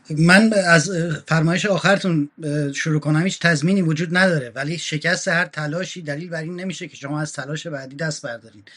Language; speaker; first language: Persian; non-native, local second language; Kurdish